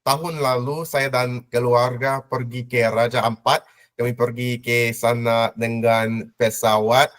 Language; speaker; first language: Indonesian; non-native, learner; English